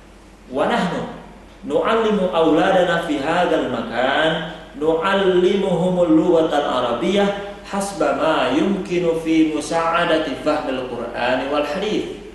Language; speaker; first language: Arabic; non-native, fluent; Indonesian